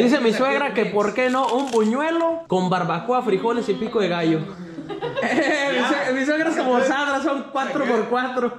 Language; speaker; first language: Spanish; native; Spanish